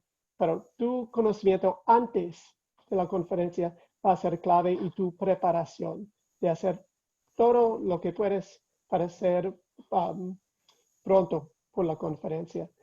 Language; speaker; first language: Spanish; non-native, fluent; English